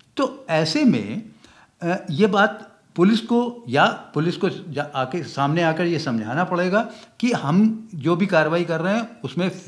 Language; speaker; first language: Hindi; native; Hindi